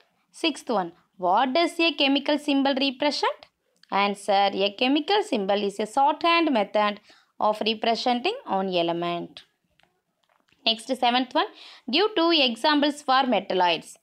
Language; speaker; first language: English; non-native, local second language; Tamil